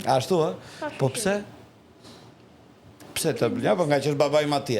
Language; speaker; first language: Albanian; native; Albanian